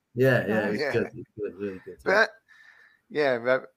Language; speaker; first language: English; native; English